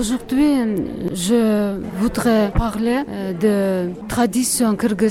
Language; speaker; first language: French; non-native, learner; Kyrgyz